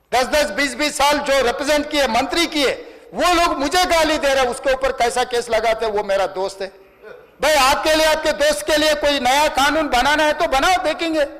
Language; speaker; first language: Hindi; non-native, local second language; Telugu